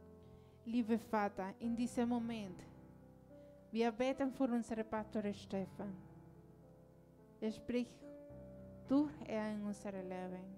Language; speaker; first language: German; non-native, learner; Spanish